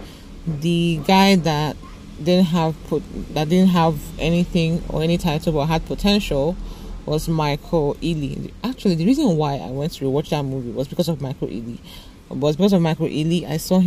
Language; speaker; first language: English; non-native, local second language; Igbo